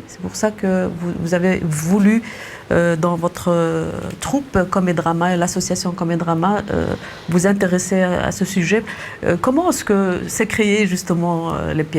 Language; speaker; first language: French; native; French